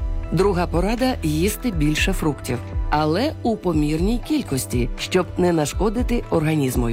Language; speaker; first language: Ukrainian; native; Ukrainian